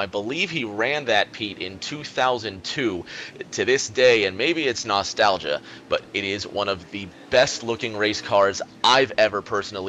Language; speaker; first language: English; native; English